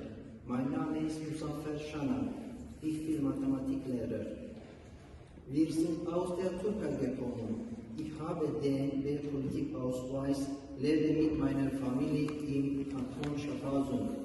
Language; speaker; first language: German; non-native, learner; Turkish